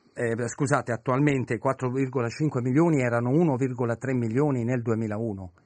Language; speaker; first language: Italian; native; Italian